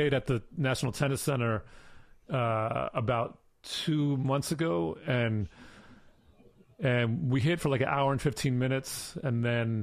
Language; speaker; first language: English; native; English